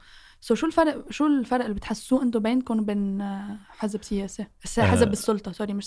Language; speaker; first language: Arabic; native; Arabic